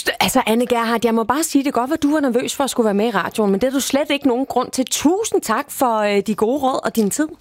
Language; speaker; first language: Danish; native; Danish